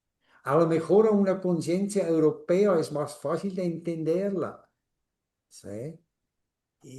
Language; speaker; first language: Spanish; non-native, fluent; German